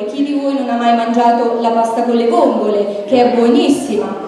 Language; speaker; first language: Italian; native; Italian